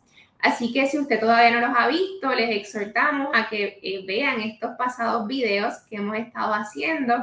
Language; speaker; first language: Spanish; native; Spanish